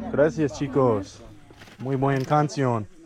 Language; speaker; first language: Spanish; non-native, learner; English